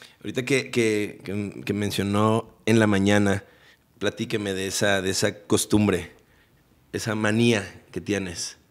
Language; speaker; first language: Spanish; native; Spanish